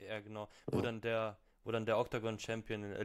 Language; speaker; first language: German; native; German